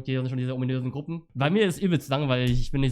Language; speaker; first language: German; native; German